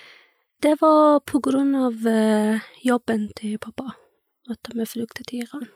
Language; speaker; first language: Norwegian; early bilingual, other home language; Persian